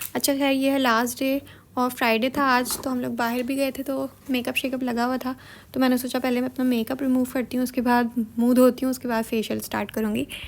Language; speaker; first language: Urdu; native; Urdu